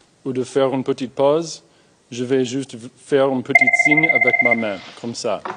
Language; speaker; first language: French; non-native, fluent; English